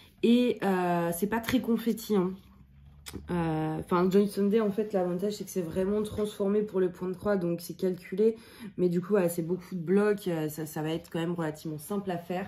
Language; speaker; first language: French; native; French